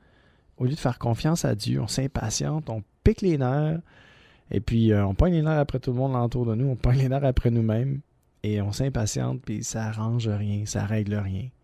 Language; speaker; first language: French; native; French